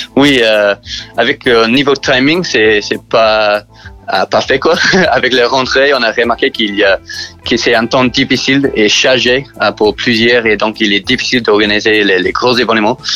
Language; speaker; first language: French; non-native, learner; English